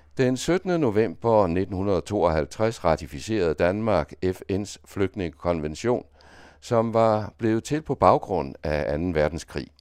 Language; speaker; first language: Danish; native; Danish